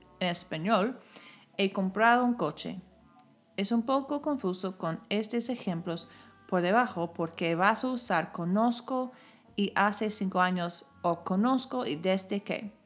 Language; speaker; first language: Spanish; non-native, fluent; English